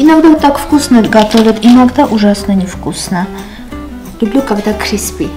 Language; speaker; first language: Russian; non-native, fluent; Armenian